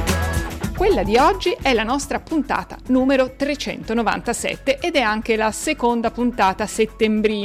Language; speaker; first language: Italian; native; Italian